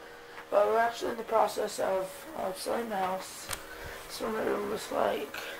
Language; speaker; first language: English; native; English